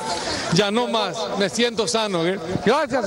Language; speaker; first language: Spanish; native; Spanish